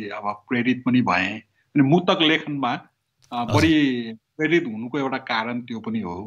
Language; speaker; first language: Nepali; non-native, local second language; Newari